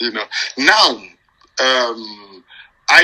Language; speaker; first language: English; non-native, local second language; French